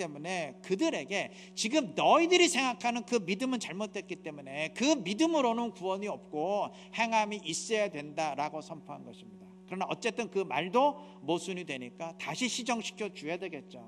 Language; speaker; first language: Korean; native; Korean